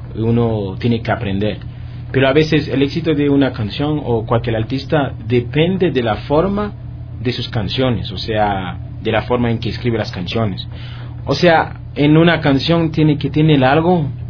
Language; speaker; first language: Spanish; non-native, fluent; Haitian Creole